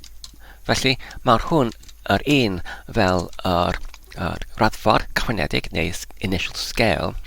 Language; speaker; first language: Welsh; non-native, learner; Polish